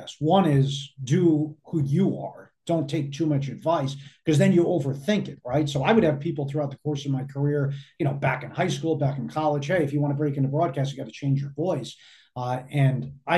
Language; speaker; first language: English; native; English